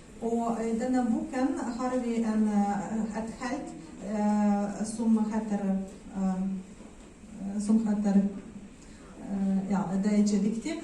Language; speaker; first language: Swedish; non-native, fluent; Ukrainian